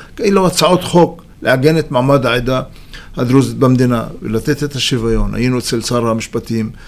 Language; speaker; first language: Hebrew; non-native, local second language; Arabic